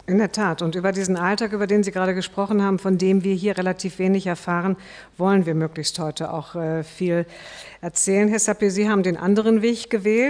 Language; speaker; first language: German; native; German